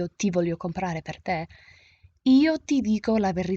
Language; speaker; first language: Italian; non-native, fluent; English